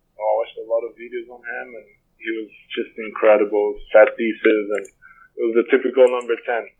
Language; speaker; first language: English; non-native, fluent; Portuguese